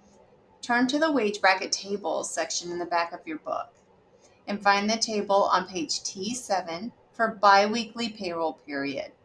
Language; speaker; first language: English; native; English